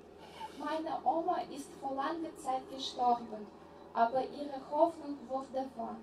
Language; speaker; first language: German; non-native, fluent; Russian